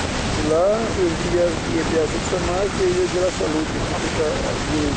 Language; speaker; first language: Portuguese; native; Portuguese